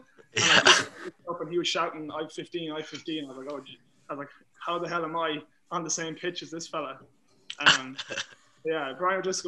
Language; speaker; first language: English; native; English